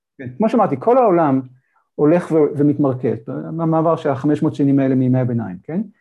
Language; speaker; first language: Hebrew; native; Hebrew